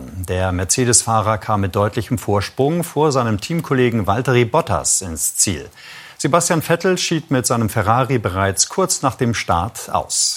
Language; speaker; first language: German; native; German